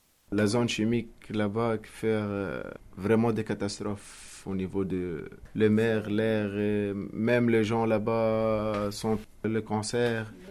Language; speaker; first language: French; non-native, local second language; Arabic